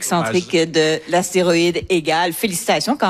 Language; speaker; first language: French; native; French